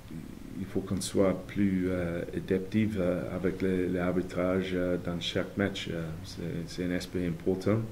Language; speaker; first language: French; non-native, fluent; English